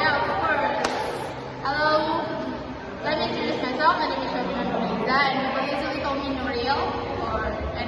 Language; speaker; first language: English; non-native, learner; Indonesian